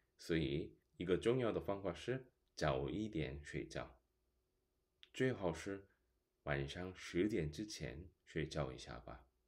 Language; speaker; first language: Chinese; non-native, fluent; Korean